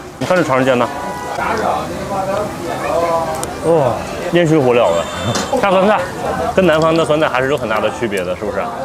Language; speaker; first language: Chinese; native; Chinese